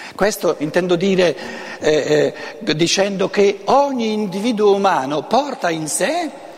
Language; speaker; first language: Italian; non-native, local second language; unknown